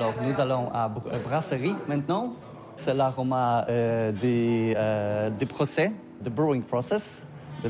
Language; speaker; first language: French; non-native, learner; Polish